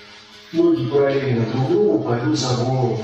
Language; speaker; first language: Russian; native; Russian